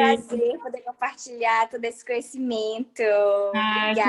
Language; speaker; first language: Portuguese; native; Portuguese